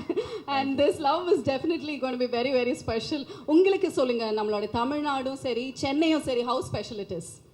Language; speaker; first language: Tamil; native; Tamil